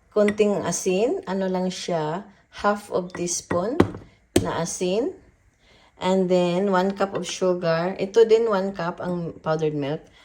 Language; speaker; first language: Filipino; non-native, local second language; Cebuano